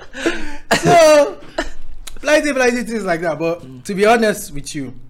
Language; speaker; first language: English; non-native, local second language; Yoruba